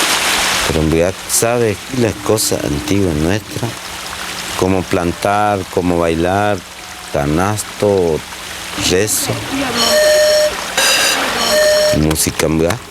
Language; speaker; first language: Spanish; non-native, local second language; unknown